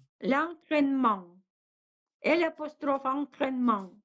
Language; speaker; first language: French; non-native, fluent; Russian